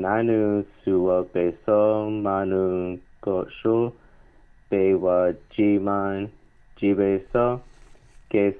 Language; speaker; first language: Korean; non-native, learner; English